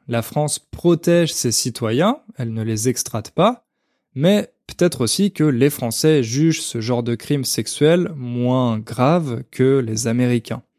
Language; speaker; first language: French; native; French